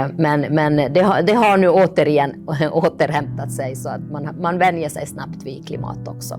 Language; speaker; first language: Swedish; early bilingual, other home language; Finnish